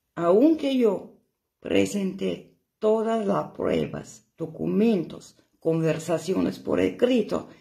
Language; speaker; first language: Spanish; non-native, fluent; German